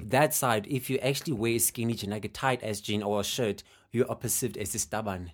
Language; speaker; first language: English; non-native, local second language; Xhosa